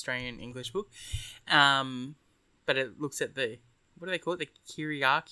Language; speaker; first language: English; native; English